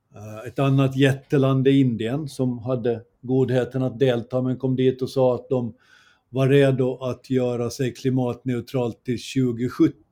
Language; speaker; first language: Swedish; native; Swedish